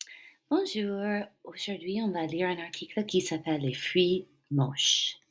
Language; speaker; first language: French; non-native, fluent; English